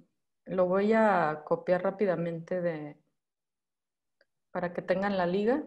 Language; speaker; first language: Spanish; native; Spanish